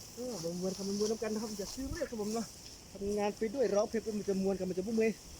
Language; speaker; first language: Thai; native; Thai